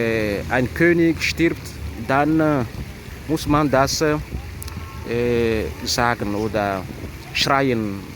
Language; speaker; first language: German; non-native, fluent; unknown